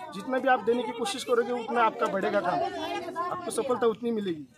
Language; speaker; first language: Hindi; native; Hindi